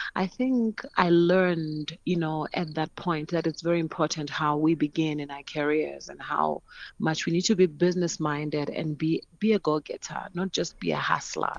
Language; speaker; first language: English; non-native, local second language; Northern Sotho